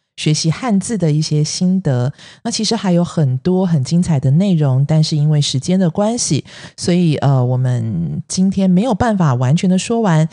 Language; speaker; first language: Chinese; native; Chinese